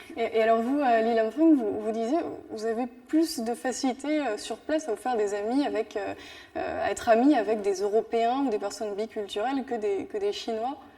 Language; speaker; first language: French; native; French